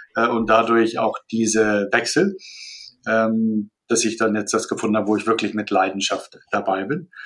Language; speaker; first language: German; non-native, fluent; Malay